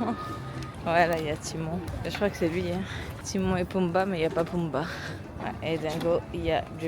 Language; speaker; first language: French; native; French